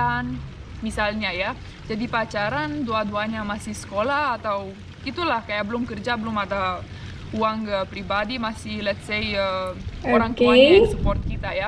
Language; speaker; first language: Indonesian; non-native, fluent; Romanian